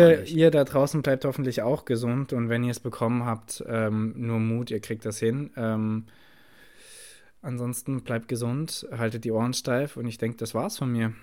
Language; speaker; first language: German; native; German